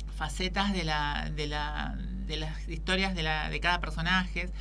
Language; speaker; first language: Spanish; native; Spanish